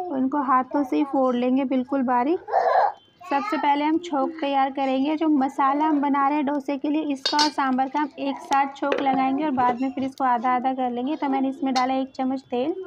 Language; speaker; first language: Hindi; native; Hindi